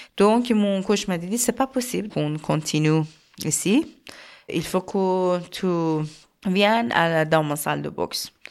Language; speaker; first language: French; non-native, learner; Persian